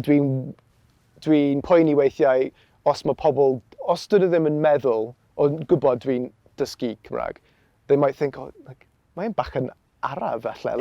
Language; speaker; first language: Welsh; non-native, local second language; English